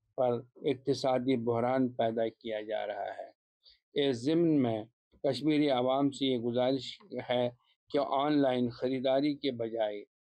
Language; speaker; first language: Urdu; non-native, local second language; Kashmiri